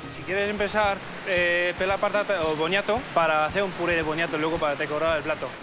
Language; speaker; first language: Spanish; non-native, fluent; German